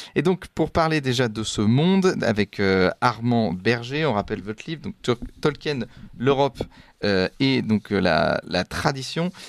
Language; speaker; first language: French; native; French